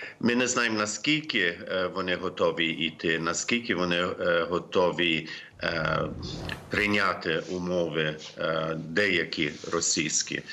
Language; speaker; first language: Ukrainian; early bilingual, heritage; Ukrainian